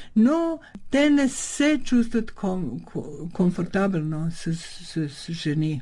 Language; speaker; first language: Bulgarian; early bilingual, heritage; Croatian